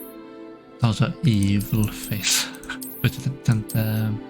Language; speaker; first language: Swedish; non-native, learner; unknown